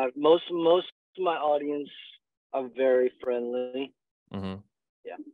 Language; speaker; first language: English; non-native, fluent; Chinese